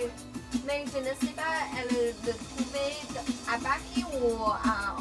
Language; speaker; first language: French; non-native, learner; Chinese